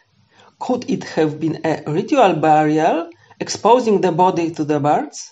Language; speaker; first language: English; non-native, fluent; Polish